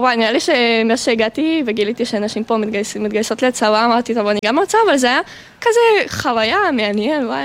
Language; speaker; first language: Hebrew; non-native, fluent; Russian